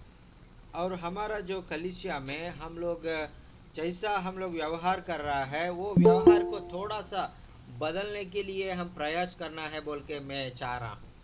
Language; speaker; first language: Hindi; non-native, local second language; Telugu